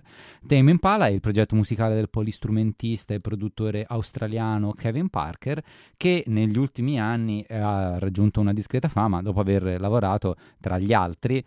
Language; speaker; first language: Italian; native; Italian